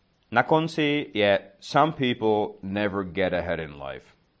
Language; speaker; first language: English; non-native, fluent; Czech